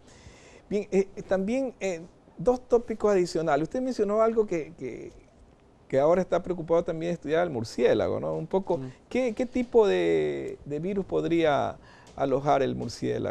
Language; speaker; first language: Spanish; native; Spanish